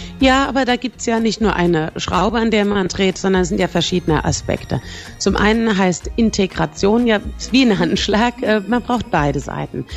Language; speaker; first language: German; native; German